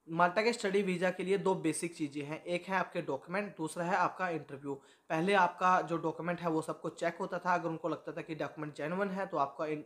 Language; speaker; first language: Hindi; native; Hindi